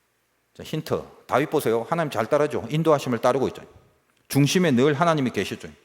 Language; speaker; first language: Korean; native; Korean